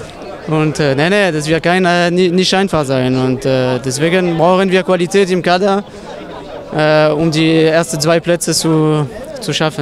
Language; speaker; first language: German; non-native, local second language; French